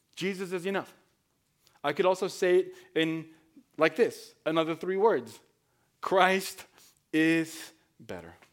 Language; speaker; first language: English; non-native, fluent; Spanish